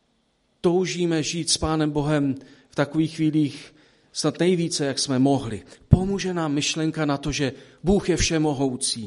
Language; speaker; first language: Czech; native; Czech